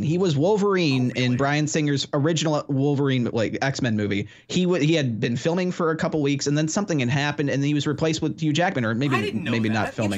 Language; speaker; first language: English; native; English